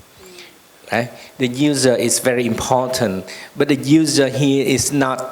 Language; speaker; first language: English; non-native, learner; Vietnamese